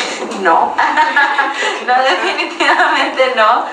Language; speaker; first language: Spanish; native; Spanish